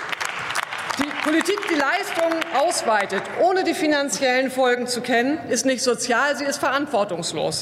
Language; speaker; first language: German; native; German